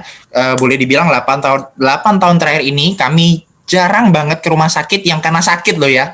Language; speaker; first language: Indonesian; native; Indonesian